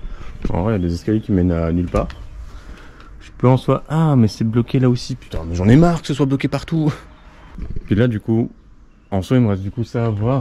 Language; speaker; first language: French; native; French